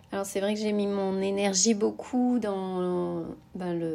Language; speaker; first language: French; native; French